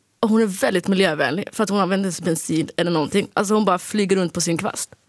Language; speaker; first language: Swedish; early bilingual, other home language; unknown